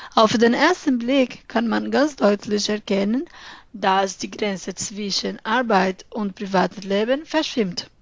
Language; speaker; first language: German; non-native, fluent; Portuguese